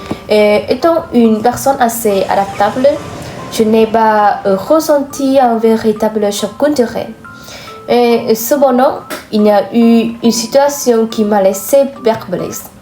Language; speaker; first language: French; non-native, fluent; Vietnamese